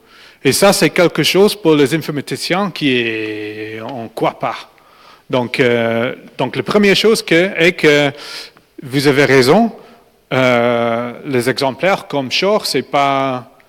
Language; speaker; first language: French; non-native, fluent; English